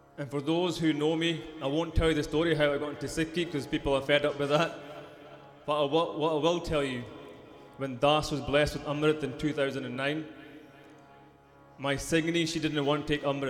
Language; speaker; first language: English; native; English